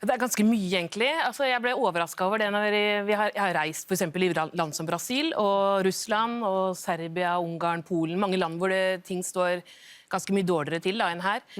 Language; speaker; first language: Norwegian; native; Norwegian